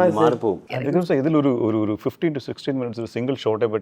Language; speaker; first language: Malayalam; native; Malayalam